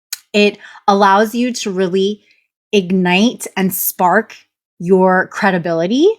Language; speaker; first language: English; native; English